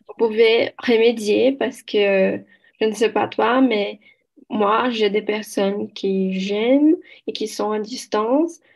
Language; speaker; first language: French; non-native, learner; Portuguese